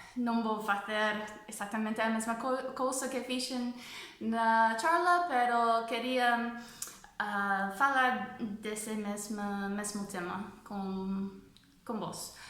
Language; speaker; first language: Portuguese; non-native, fluent; English